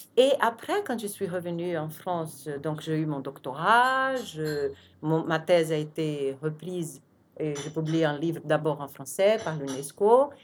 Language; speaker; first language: French; non-native, fluent; Portuguese